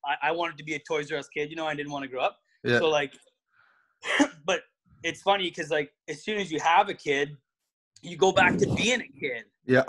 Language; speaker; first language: English; native; English